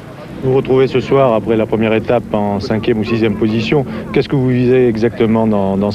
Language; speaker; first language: French; native; French